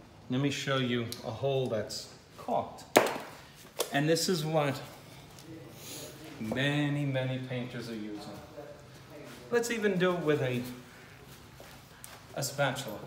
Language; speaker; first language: English; native; English